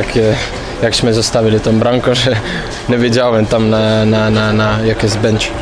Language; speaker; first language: Polish; non-native, learner; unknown